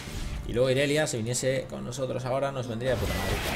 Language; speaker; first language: Spanish; native; Spanish